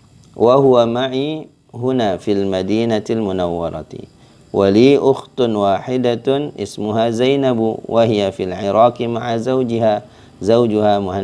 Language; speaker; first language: Arabic; non-native, fluent; Indonesian